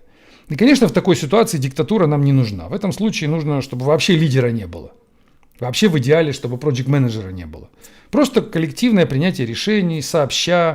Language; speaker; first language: Russian; native; Russian